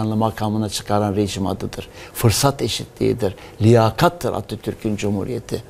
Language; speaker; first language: Turkish; native; Turkish